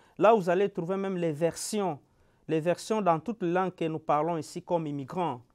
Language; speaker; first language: French; non-native, local second language; Lingala